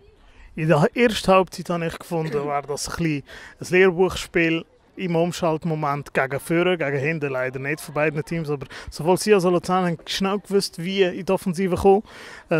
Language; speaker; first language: German; native; German